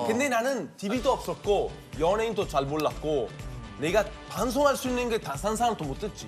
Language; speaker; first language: Korean; non-native, fluent; Italian